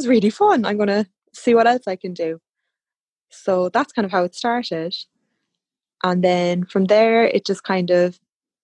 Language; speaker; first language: English; native; English